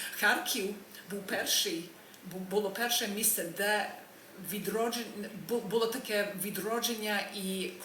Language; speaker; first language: Ukrainian; early bilingual, heritage; Ukrainian